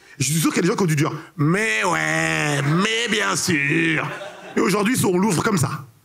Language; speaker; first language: French; early bilingual, other home language; Haitian Creole